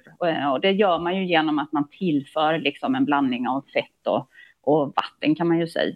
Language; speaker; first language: Swedish; native; Swedish